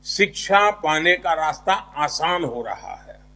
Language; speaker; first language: Hindi; non-native, local second language; Gujarati